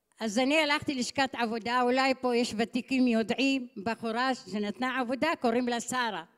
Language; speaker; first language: Hebrew; non-native, fluent; Arabic